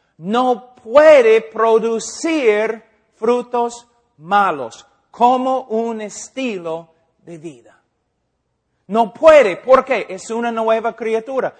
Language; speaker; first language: Spanish; non-native, fluent; English